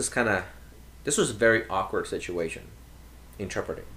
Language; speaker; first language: English; early bilingual, other home language; Spanish